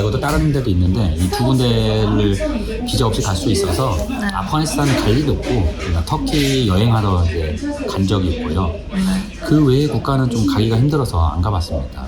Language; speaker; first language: Korean; native; Korean